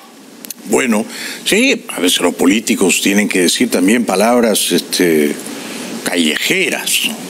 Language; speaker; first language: Spanish; native; Spanish